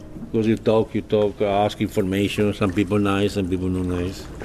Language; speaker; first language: English; non-native, learner; Italian